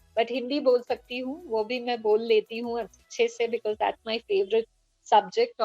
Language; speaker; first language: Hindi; non-native, local second language; Bangla